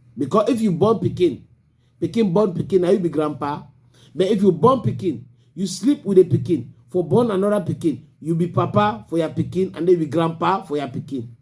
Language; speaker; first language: Nigerian Pidgin; native; Nigerian Pidgin